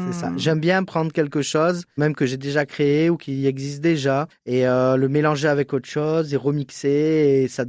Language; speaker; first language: French; native; French